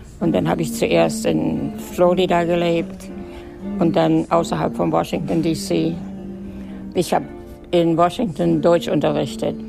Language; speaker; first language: German; native; German